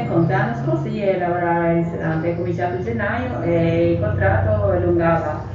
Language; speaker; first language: Italian; non-native, learner; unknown